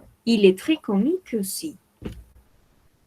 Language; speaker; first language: French; non-native, fluent; Spanish